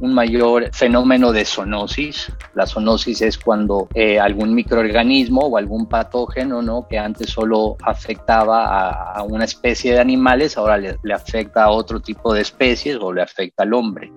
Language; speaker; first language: Spanish; native; Spanish